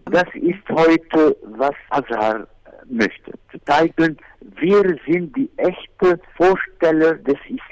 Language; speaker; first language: German; non-native, fluent; Arabic